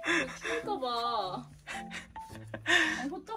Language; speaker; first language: Korean; native; Korean